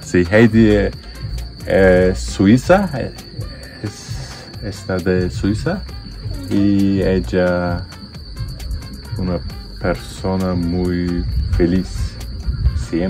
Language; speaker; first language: Spanish; non-native, learner; Turkish